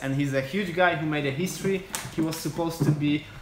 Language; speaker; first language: English; non-native, fluent; Polish